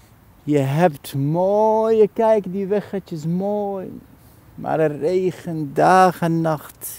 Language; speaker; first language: Dutch; non-native, fluent; Arabic